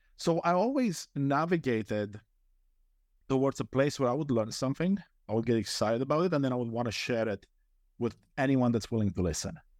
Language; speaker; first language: English; non-native, fluent; Romanian